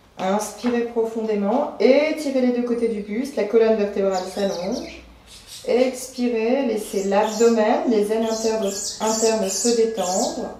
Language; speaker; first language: French; native; French